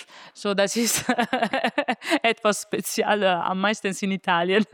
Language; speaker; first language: German; non-native, learner; Italian